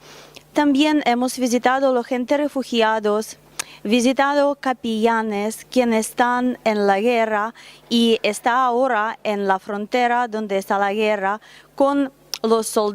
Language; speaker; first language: Spanish; non-native, learner; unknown